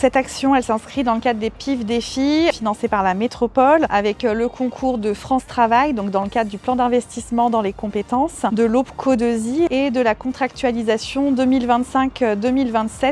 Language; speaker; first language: French; native; French